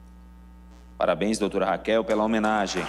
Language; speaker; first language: Portuguese; native; Portuguese